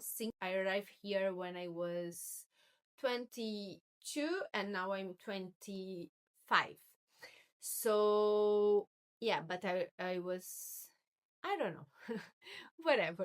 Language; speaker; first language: English; non-native, learner; Portuguese